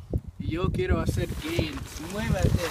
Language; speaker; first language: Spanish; non-native, learner; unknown